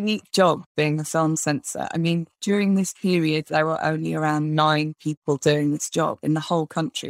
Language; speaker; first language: English; native; English